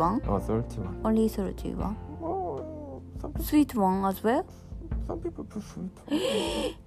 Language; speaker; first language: English; non-native, learner; Korean